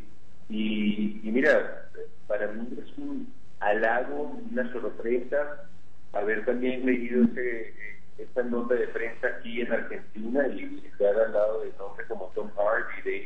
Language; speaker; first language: Spanish; native; Spanish